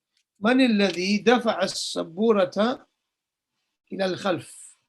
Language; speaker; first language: Arabic; non-native, fluent; English